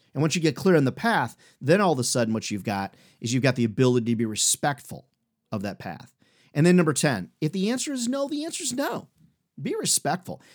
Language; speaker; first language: English; native; English